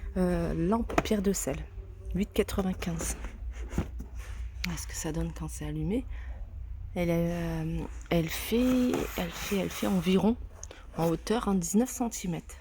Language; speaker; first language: French; native; French